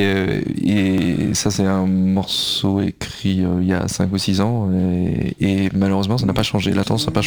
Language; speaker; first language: French; native; French